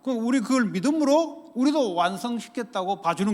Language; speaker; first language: Korean; native; Korean